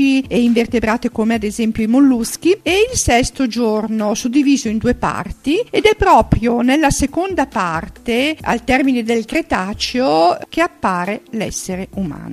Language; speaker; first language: Italian; native; Italian